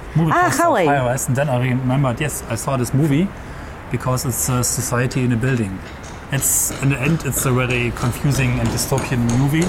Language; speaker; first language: English; non-native, fluent; German